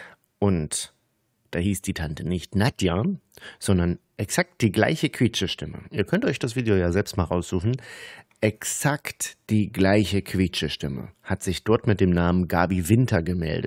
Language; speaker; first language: German; native; German